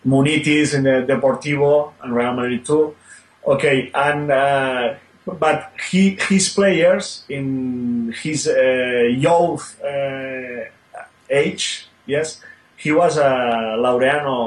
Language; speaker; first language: English; non-native, learner; Spanish